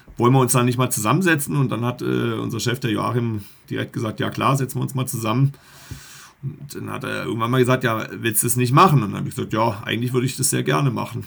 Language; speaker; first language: German; native; German